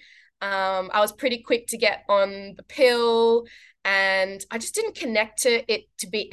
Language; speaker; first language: English; native; English